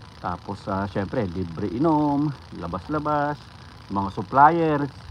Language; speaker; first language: Filipino; non-native, local second language; Iloko